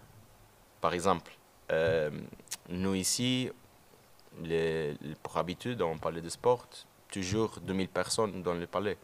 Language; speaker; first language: French; non-native, learner; Portuguese